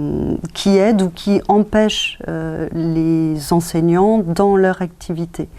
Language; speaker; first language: French; native; French